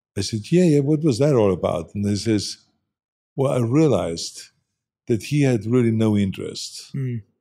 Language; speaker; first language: English; non-native, fluent; German